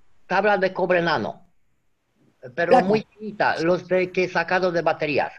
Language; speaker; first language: Spanish; non-native, fluent; Romanian